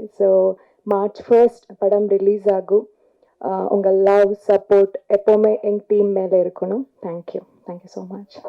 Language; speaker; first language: Tamil; non-native, learner; Kannada